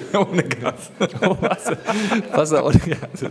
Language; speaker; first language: German; native; German